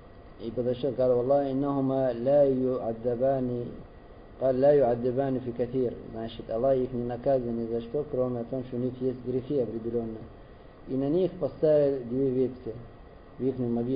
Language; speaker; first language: Russian; non-native, learner; Arabic